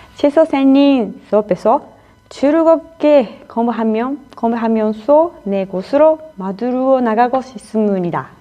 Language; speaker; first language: Korean; non-native, learner; Japanese